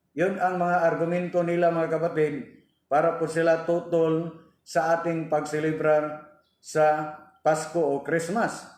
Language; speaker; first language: Filipino; non-native, local second language; Cebuano